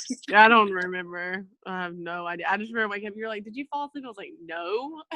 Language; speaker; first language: English; native; English